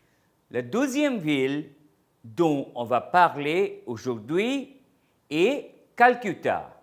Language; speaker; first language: French; non-native, fluent; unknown